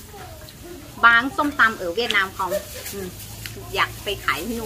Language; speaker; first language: Vietnamese; non-native, learner; Thai